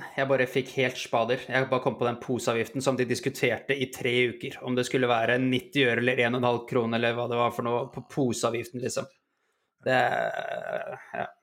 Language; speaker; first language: Norwegian; native; Norwegian